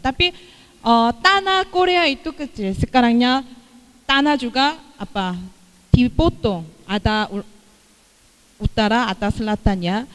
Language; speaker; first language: Indonesian; non-native, fluent; Korean